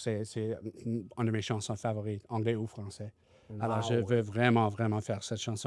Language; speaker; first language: French; non-native, learner; English